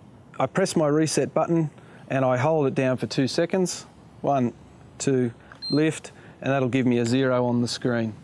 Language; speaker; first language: English; native; English